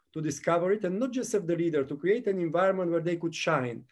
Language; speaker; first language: English; non-native, fluent; Bulgarian